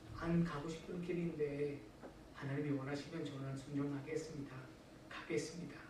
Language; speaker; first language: Korean; non-native, fluent; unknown